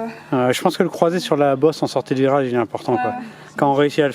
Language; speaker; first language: French; native; French